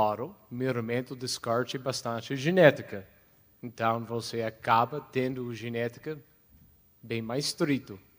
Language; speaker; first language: Portuguese; non-native, fluent; English